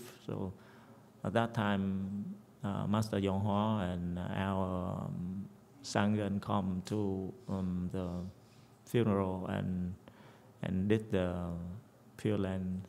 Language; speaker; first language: English; non-native, fluent; Vietnamese